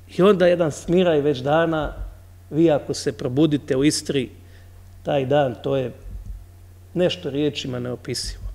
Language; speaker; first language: Serbian; native; Serbian